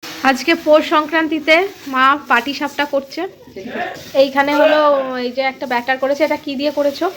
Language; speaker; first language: Bangla; native; Bangla